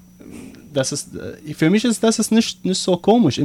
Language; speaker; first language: German; non-native, learner; Arabic